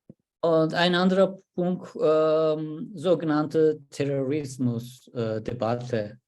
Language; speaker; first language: German; non-native, learner; Turkish